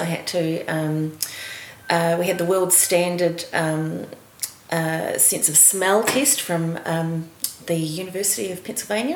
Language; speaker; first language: English; native; English